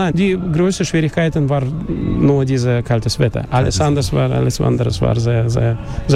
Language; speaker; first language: German; non-native, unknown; Russian